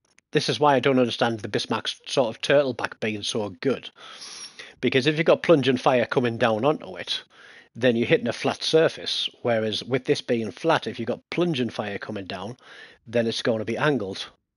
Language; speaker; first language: English; native; English